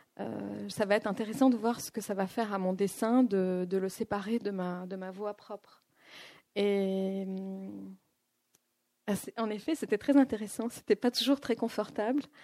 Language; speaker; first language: French; non-native, local second language; Arabic